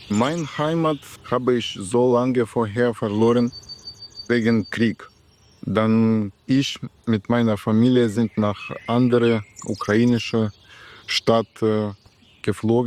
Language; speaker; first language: German; non-native, learner; Russian